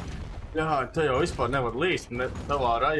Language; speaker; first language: Latvian; native; Latvian